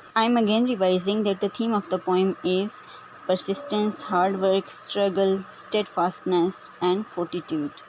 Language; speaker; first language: English; non-native, local second language; Urdu